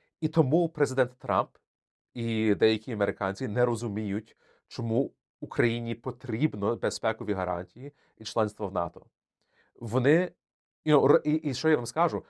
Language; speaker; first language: Ukrainian; early bilingual, heritage; Ukrainian